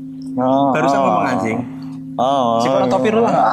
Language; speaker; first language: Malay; non-native, local second language; Javanese